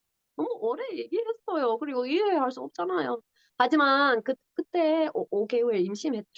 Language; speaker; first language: Korean; non-native, learner; English